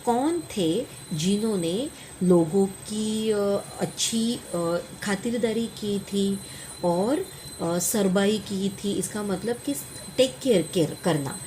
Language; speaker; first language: Hindi; non-native, local second language; Marathi